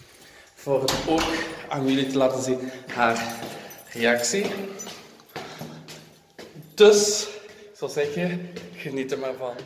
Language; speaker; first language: Dutch; native; Dutch